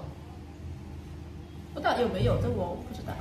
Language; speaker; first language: Chinese; non-native, learner; Vietnamese